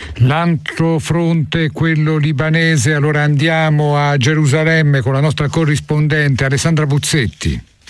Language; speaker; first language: Italian; native; Italian